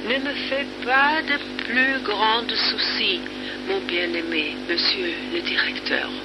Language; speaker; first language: French; non-native, fluent; German